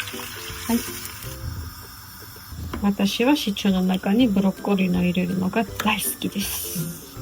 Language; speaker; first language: Japanese; non-native, fluent; Georgian